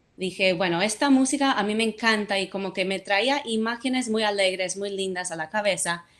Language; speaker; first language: Spanish; non-native, fluent; English